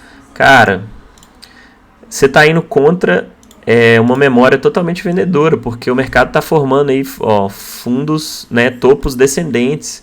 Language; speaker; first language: Portuguese; native; Portuguese